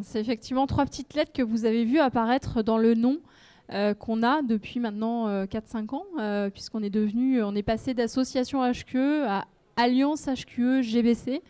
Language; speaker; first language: French; native; French